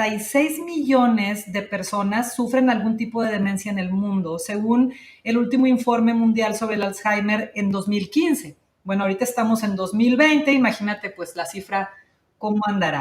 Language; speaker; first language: Spanish; native; Spanish